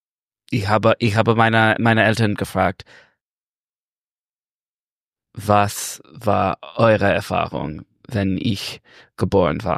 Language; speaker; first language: German; non-native, learner; English